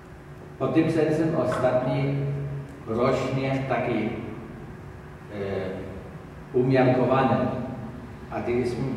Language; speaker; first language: Polish; non-native, learner; German